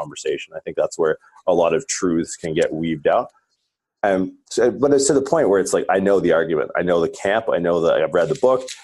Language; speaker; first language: English; native; English